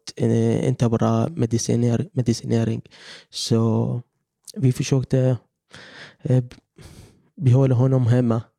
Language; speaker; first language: Swedish; non-native, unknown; Arabic